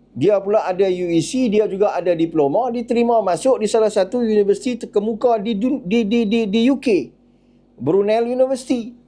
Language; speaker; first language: Malay; native; Malay